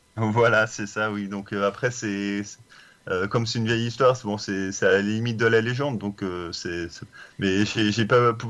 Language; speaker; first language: French; native; French